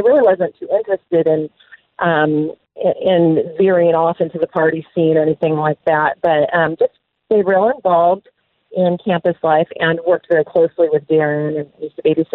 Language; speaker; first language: English; native; English